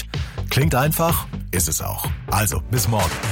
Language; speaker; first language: German; native; German